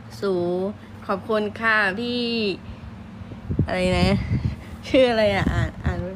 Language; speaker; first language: Thai; non-native, local second language; Shan